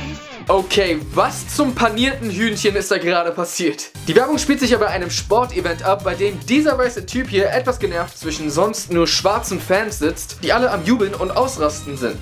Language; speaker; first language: German; native; German